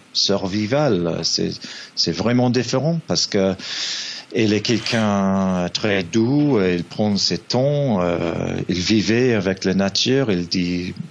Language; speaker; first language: French; non-native, fluent; English